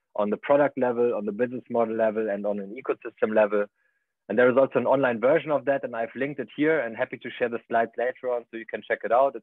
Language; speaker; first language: English; non-native, fluent; German